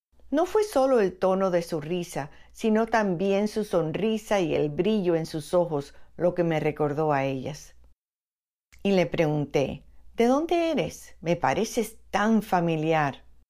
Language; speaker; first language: Spanish; early bilingual, heritage; Spanish